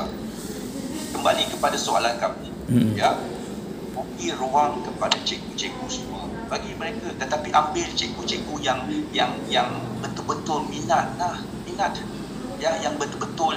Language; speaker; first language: Indonesian; non-native, local second language; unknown